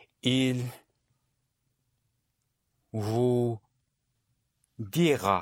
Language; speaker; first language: French; non-native, learner; English